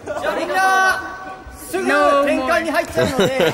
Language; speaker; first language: Japanese; native; Japanese